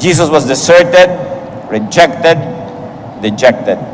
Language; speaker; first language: English; non-native, local second language; Filipino